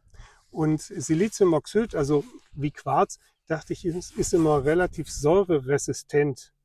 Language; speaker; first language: German; native; German